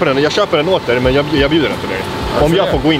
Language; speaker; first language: Swedish; native; Swedish